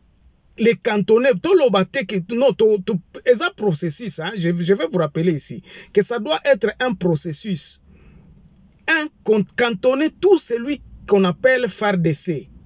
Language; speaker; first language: French; non-native, local second language; Lingala